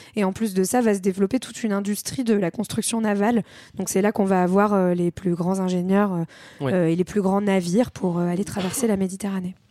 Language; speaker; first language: French; native; French